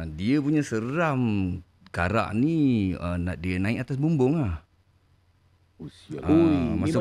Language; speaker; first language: Malay; native; Malay